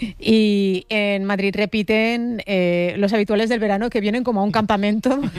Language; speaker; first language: Spanish; native; Spanish